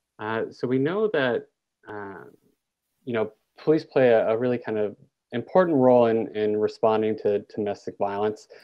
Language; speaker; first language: English; native; English